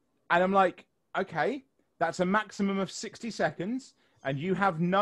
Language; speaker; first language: English; native; English